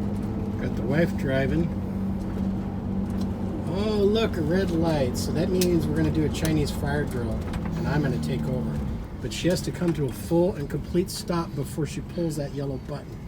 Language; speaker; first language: English; native; English